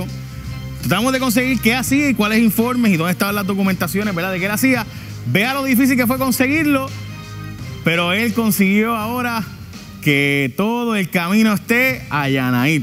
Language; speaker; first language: Spanish; native; Spanish